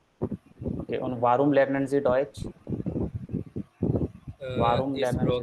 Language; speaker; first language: German; non-native, fluent; Hindi